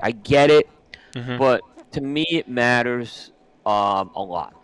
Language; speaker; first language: English; native; English